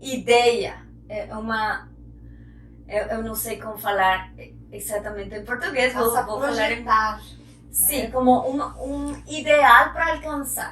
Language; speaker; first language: Portuguese; non-native, fluent; Spanish